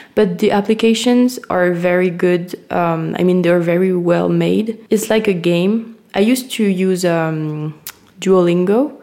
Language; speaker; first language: English; non-native, fluent; French